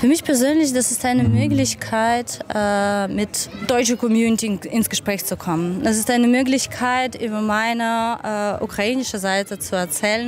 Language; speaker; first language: German; non-native, fluent; Ukrainian